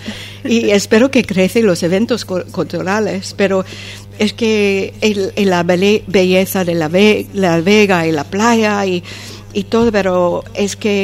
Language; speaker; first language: Spanish; non-native, fluent; English